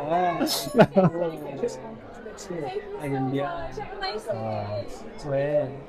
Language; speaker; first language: French; non-native, fluent; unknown